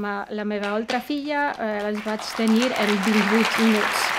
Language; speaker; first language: Catalan; non-native, learner; Polish